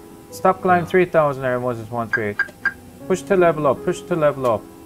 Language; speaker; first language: English; non-native, fluent; Korean